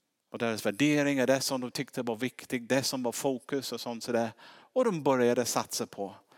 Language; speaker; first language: Swedish; non-native, fluent; English